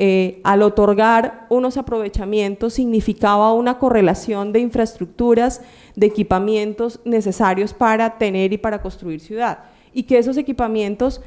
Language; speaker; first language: Spanish; native; Spanish